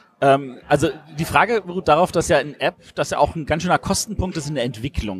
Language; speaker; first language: German; native; German